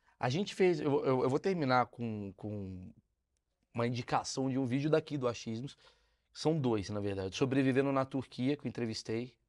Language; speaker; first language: Portuguese; native; Portuguese